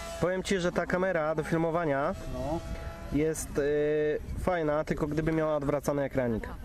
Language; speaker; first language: Polish; native; Polish